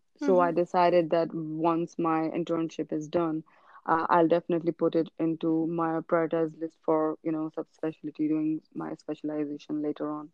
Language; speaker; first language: English; non-native, local second language; Urdu